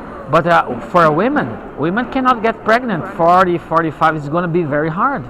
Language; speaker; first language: English; non-native, fluent; Portuguese